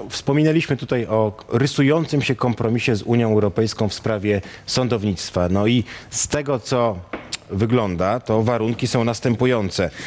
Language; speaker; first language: Polish; native; Polish